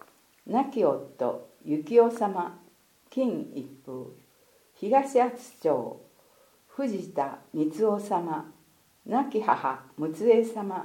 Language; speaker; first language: Japanese; native; Japanese